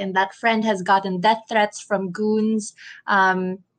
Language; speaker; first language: English; non-native, local second language; Filipino